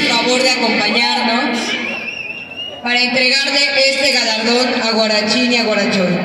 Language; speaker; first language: Spanish; native; Spanish